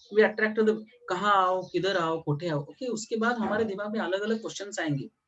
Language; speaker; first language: Hindi; non-native, local second language; Marathi